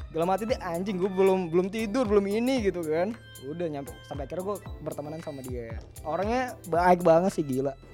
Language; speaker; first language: Indonesian; native; Indonesian